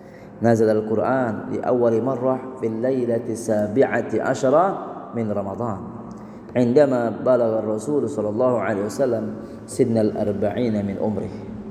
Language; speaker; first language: Arabic; non-native, fluent; Indonesian